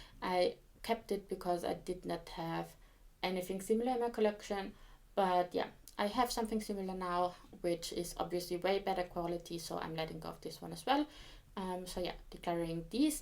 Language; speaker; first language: English; non-native, fluent; German